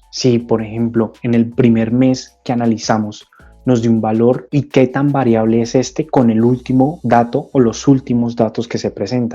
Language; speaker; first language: Spanish; native; Spanish